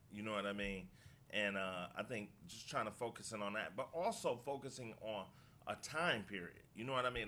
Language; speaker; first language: English; native; English